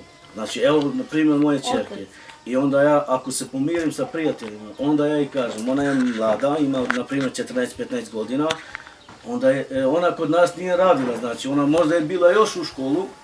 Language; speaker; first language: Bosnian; non-native, local second language; Romany